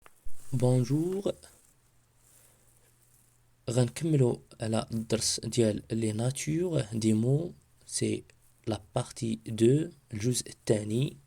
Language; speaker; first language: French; non-native, local second language; Arabic